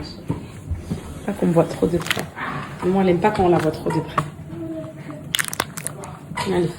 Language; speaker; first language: French; native; French